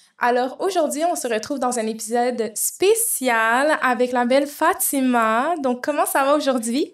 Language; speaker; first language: French; native; French